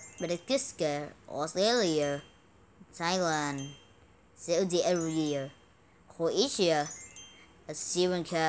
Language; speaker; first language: English; non-native, learner; Thai